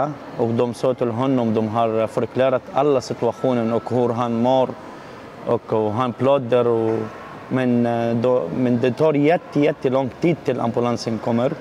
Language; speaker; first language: Swedish; non-native, learner; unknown